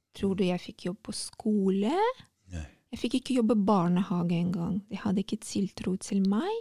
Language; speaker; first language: Norwegian; non-native, fluent; Russian